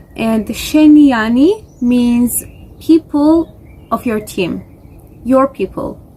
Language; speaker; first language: English; non-native, fluent; Georgian